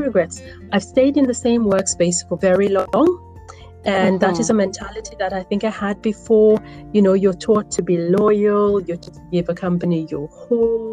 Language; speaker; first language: English; non-native, local second language; Acoli